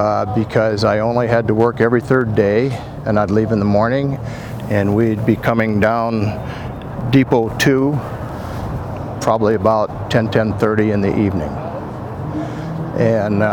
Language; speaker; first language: English; native; English